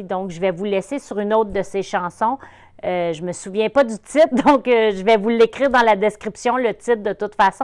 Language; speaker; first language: French; native; French